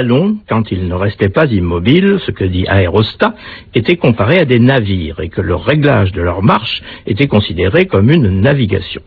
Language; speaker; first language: French; native; French